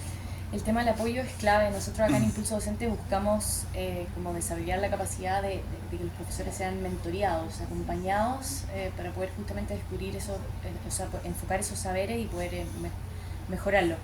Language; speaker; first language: Spanish; native; Spanish